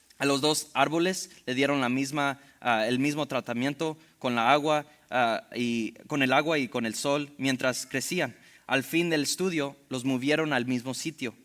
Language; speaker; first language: Spanish; early bilingual, heritage; Spanish